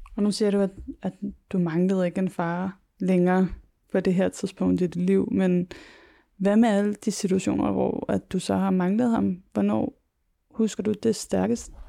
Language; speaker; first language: Danish; native; Danish